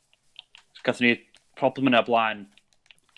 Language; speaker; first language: Welsh; native; Welsh